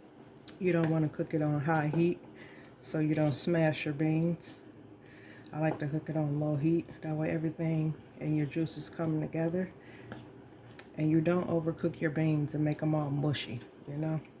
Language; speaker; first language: English; native; English